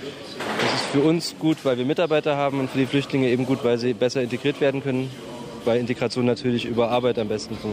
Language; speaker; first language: German; native; German